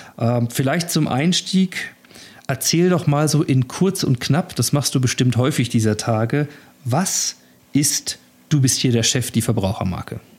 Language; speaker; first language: German; native; German